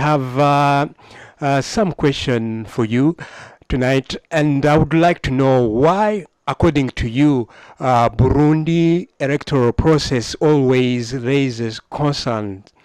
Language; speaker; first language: English; non-native, fluent; Rundi